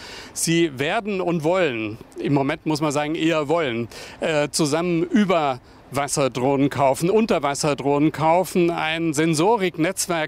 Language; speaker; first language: German; native; German